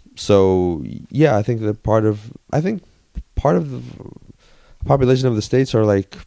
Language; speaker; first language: English; native; English